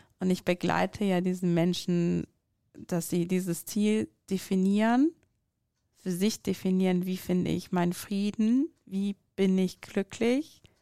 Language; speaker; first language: German; non-native, fluent; Persian